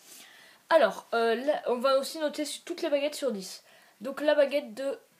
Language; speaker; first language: French; native; French